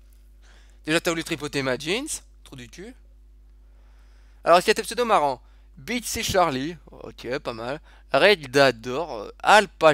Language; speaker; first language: French; native; French